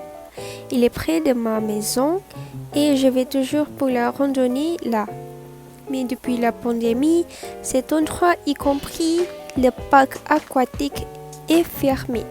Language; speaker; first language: French; non-native, learner; Malay